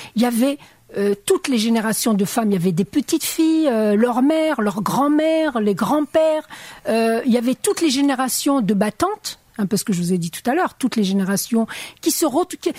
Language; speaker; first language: French; non-native, local second language; Arabic